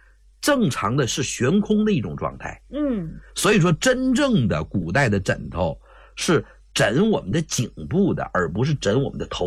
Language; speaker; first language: Chinese; native; Chinese